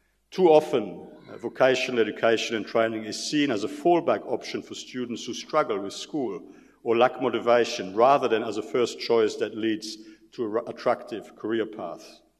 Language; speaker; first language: English; non-native, fluent; German